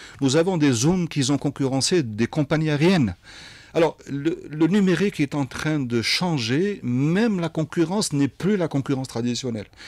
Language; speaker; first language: French; non-native, local second language; Arabic